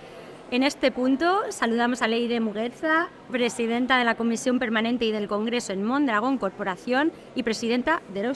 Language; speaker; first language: Spanish; native; Spanish